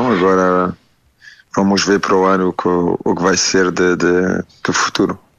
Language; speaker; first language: Portuguese; early bilingual, heritage; French